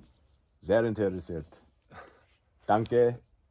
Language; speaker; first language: German; non-native, learner; English